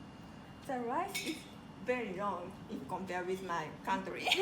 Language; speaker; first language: English; non-native, learner; Japanese